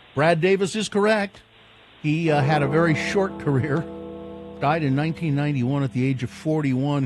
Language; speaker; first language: English; native; English